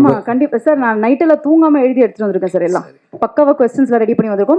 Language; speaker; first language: Tamil; native; Tamil